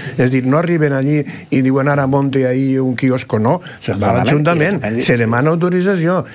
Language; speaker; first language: Catalan; native; Catalan